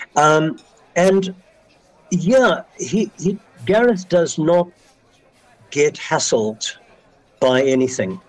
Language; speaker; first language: English; native; English